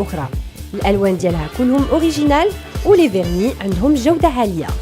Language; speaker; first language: Arabic; native; Arabic